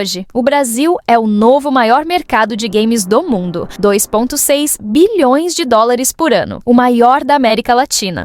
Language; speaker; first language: Portuguese; native; Portuguese